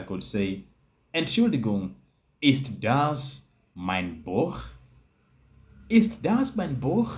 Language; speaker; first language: German; non-native, learner; English